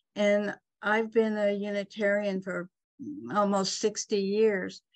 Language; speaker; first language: English; native; English